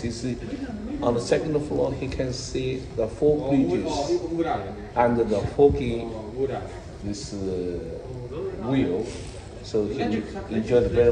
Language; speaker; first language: English; non-native, learner; Chinese